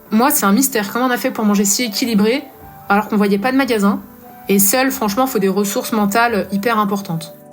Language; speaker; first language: French; native; French